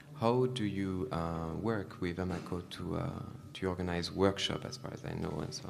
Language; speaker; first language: English; non-native, fluent; French